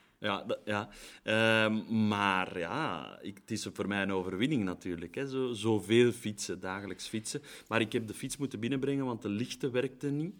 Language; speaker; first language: Dutch; native; Dutch